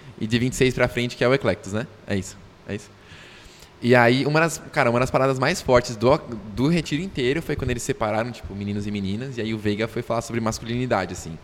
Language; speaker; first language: Portuguese; native; Portuguese